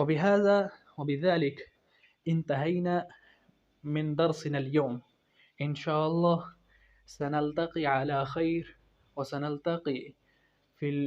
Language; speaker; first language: Arabic; non-native, fluent; Urdu